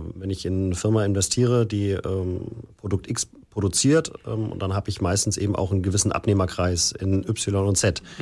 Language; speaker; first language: German; native; German